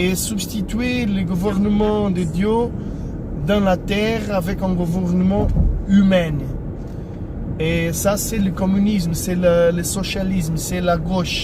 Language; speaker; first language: French; non-native, fluent; Portuguese